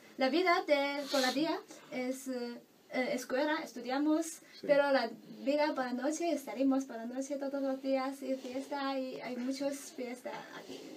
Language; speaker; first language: Spanish; non-native, learner; Chinese